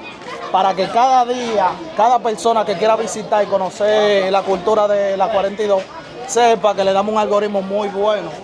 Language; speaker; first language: Spanish; native; Spanish